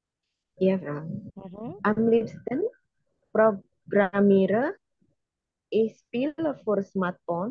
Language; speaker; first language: German; non-native, learner; Indonesian